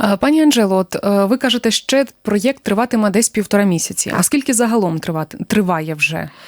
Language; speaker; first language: Ukrainian; native; Ukrainian